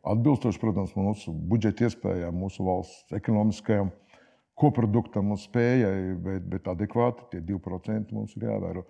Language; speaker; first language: Latvian; native; Latvian